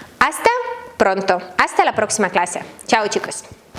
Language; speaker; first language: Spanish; non-native, learner; Ukrainian